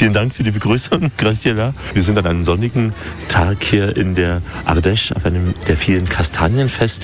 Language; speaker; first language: German; native; German